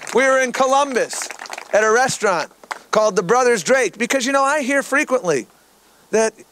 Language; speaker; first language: English; native; English